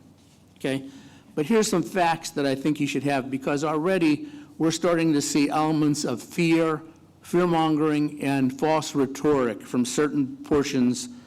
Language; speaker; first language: English; native; English